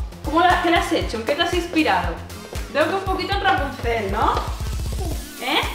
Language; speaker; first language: Spanish; native; Spanish